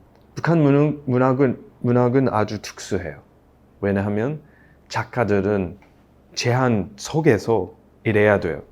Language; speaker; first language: Korean; non-native, fluent; English